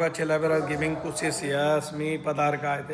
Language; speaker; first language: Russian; non-native, learner; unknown